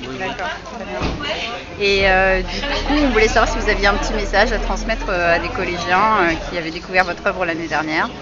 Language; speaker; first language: French; native; French